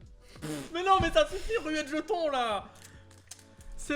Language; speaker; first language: French; native; French